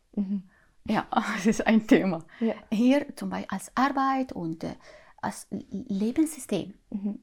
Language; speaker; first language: German; non-native, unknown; Arabic